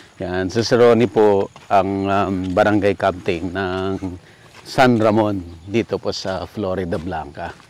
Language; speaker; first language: Filipino; native; Filipino